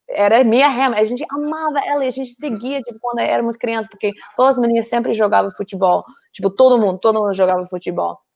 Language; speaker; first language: Portuguese; non-native, fluent; English